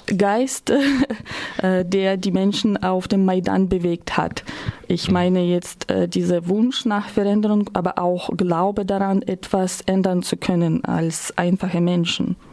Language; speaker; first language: German; non-native, fluent; Ukrainian